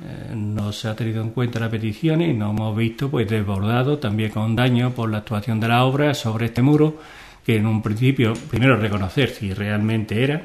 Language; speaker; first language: Spanish; native; Spanish